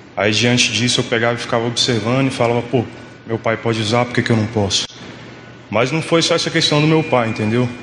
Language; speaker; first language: Portuguese; native; Portuguese